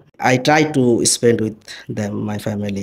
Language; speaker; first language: English; non-native, learner; Bangla